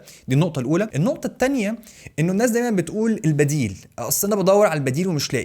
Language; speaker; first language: Arabic; native; Arabic